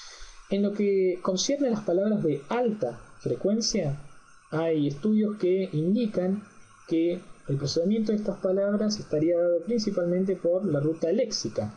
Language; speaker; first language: Spanish; native; Spanish